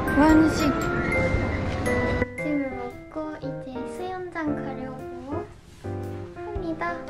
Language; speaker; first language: Korean; non-native, fluent; Japanese